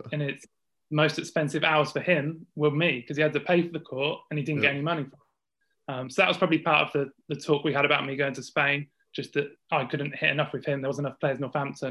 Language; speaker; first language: English; native; English